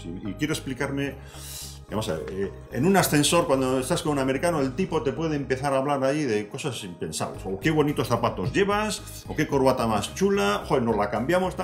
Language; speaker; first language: Spanish; native; Spanish